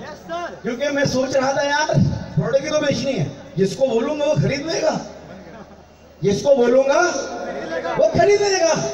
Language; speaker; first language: Hindi; native; Hindi